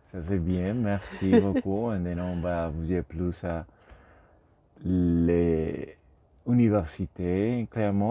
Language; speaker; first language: French; non-native, learner; Spanish